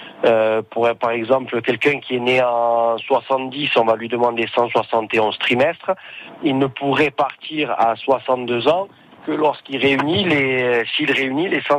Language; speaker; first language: French; native; French